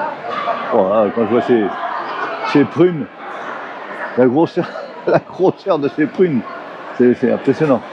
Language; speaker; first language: French; native; French